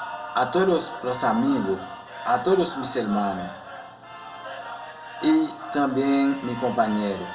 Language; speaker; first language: Spanish; non-native, learner; Haitian Creole